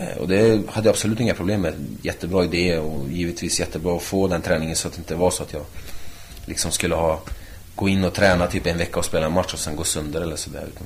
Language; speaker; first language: Swedish; native; Swedish